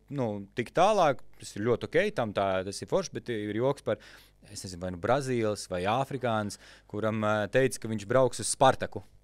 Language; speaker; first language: Latvian; native; Latvian